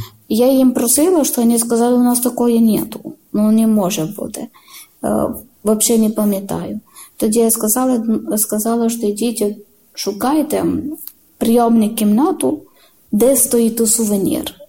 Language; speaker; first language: Ukrainian; non-native, learner; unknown